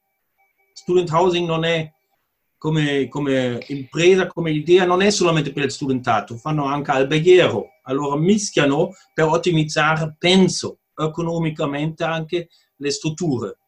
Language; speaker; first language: Italian; non-native, fluent; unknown